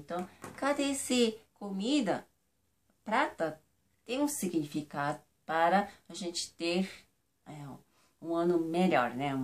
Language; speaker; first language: Portuguese; non-native, fluent; Japanese